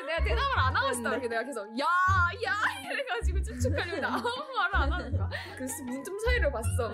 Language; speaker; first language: Korean; native; Korean